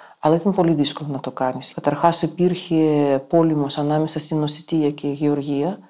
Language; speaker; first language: Greek; non-native, fluent; Russian